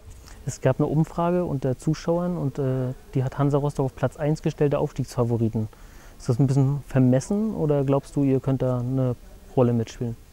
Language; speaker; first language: German; native; German